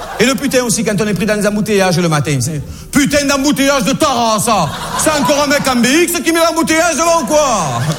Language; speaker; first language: French; native; French